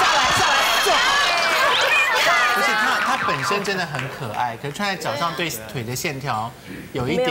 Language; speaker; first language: Chinese; native; Chinese